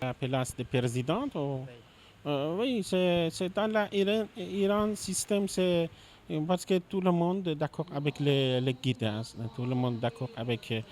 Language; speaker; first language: French; non-native, learner; Persian